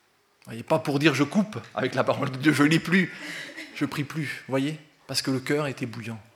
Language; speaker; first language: French; native; French